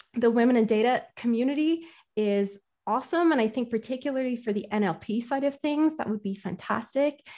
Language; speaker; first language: English; native; English